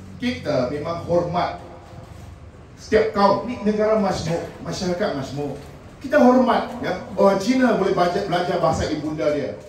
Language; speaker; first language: Malay; non-native, local second language; Min Nan Chinese